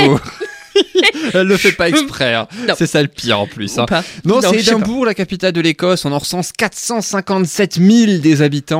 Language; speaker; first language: French; native; French